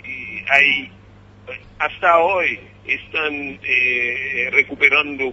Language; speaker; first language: Spanish; non-native, fluent; Haitian Creole